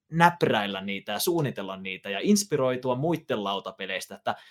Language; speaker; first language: Finnish; native; Finnish